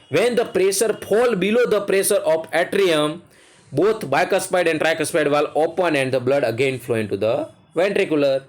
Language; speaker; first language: English; non-native, local second language; Gujarati